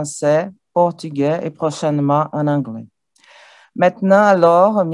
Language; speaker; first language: French; non-native, learner; Portuguese